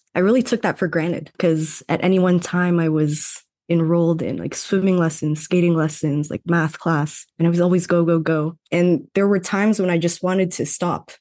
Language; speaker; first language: English; non-native, fluent; Filipino